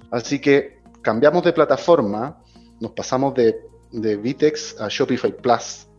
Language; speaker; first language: Spanish; native; Spanish